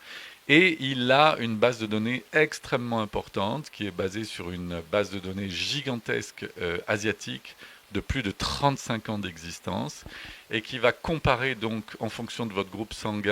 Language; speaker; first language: French; native; French